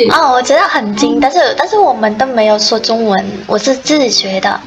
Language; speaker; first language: Chinese; non-native, fluent; Vietnamese